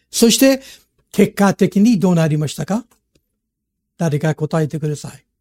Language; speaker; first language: Japanese; non-native, fluent; English